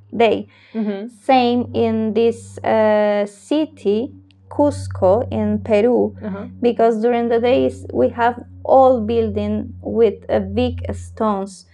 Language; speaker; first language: English; non-native, learner; Spanish